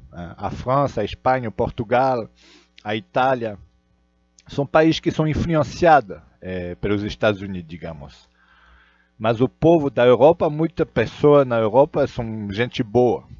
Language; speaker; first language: Portuguese; non-native, fluent; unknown